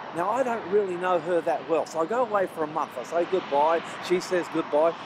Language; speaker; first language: English; native; English